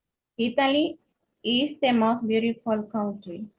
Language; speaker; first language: English; non-native, learner; Spanish